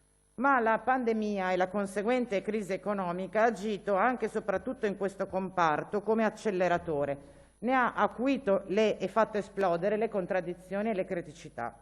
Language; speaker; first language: Italian; native; Italian